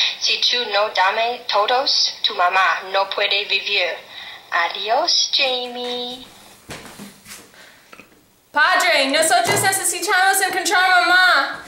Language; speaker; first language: Spanish; non-native, learner; English